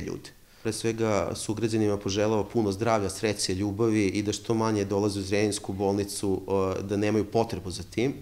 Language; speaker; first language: Serbian; native; Serbian